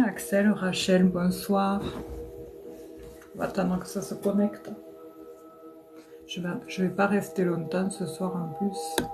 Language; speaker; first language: French; native; French